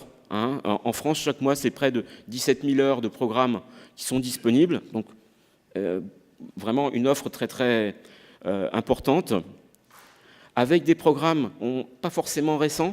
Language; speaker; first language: French; native; French